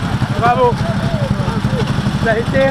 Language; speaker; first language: French; native; French